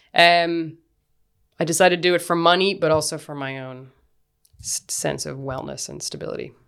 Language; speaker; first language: English; native; English